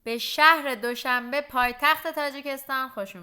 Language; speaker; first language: Persian; native; Persian